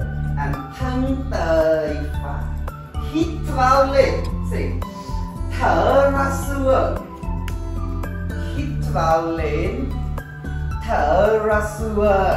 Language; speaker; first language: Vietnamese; non-native, learner; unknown